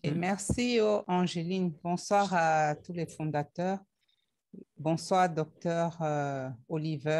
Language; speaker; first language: French; native; French